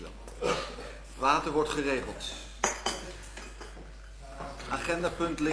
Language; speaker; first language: Dutch; native; Dutch